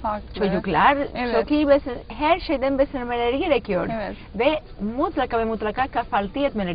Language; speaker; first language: Turkish; non-native, learner; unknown